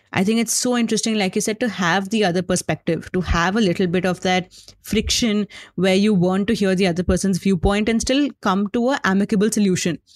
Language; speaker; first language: English; non-native, local second language; Hindi